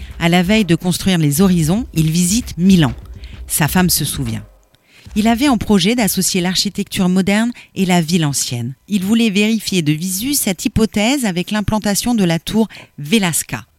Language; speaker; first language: French; native; French